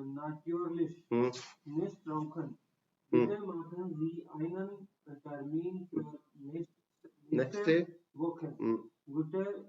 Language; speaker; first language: German; non-native, learner; Hindi